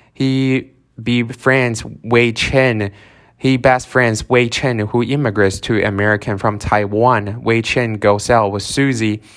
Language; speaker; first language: English; non-native, fluent; Chinese